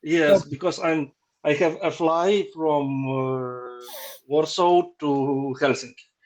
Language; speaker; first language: English; non-native, learner; Ukrainian